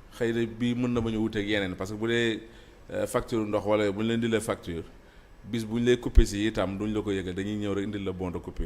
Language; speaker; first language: Wolof; native; Wolof